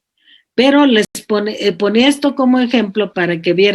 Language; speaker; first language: Spanish; native; Spanish